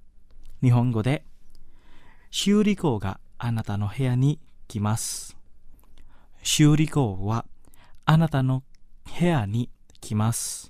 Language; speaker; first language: Japanese; non-native, fluent; Indonesian